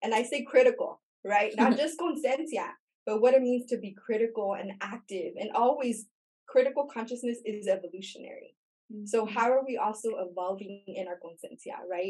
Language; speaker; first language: English; native; English